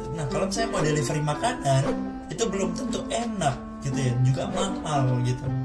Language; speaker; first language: Indonesian; native; Indonesian